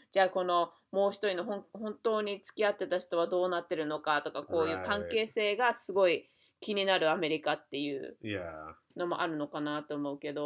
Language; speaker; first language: Japanese; native; Japanese